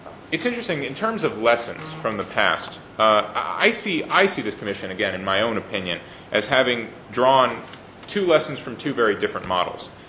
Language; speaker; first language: English; native; English